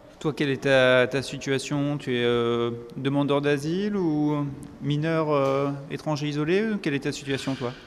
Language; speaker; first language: French; native; French